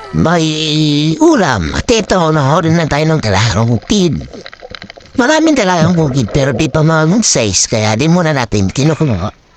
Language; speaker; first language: Filipino; non-native, local second language; Waray